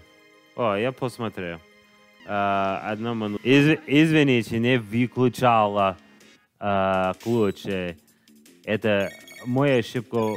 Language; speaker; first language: Russian; non-native, learner; English